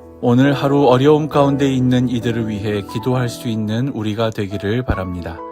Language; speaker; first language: Korean; native; Korean